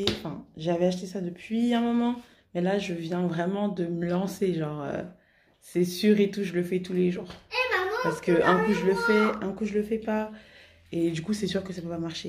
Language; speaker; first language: French; native; French